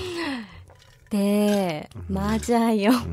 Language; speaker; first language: Korean; non-native, learner; Japanese